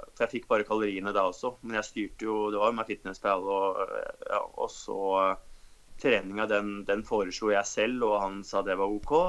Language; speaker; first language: Norwegian; native; Norwegian